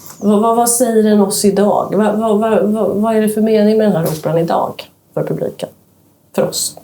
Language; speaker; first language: Swedish; native; Swedish